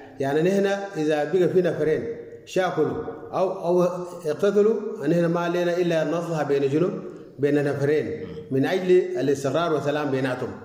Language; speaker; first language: Arabic; non-native, local second language; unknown